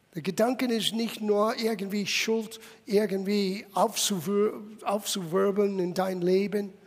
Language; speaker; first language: German; non-native, fluent; English